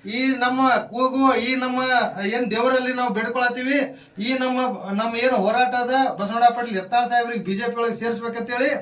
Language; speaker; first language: Kannada; non-native, local second language; Lambadi